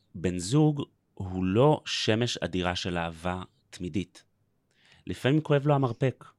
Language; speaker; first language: Hebrew; native; Hebrew